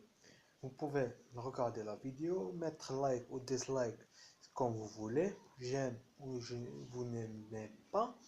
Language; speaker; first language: French; non-native, fluent; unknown